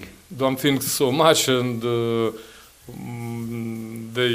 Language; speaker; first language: English; non-native, learner; Ukrainian